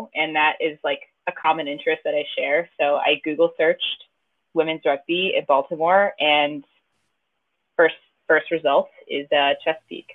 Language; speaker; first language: English; native; English